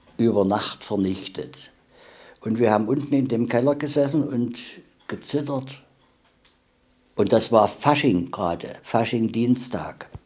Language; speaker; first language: German; native; German